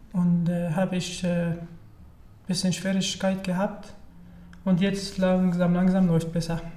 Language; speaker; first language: German; non-native, learner; Arabic